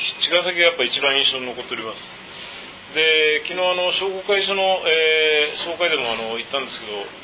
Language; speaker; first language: Japanese; native; Japanese